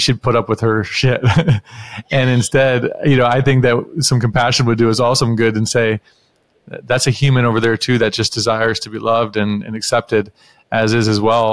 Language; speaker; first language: English; native; English